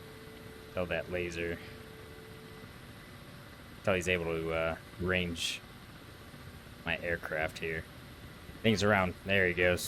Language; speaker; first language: English; native; English